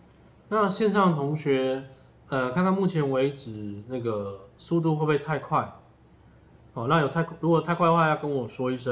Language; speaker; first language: Chinese; native; Chinese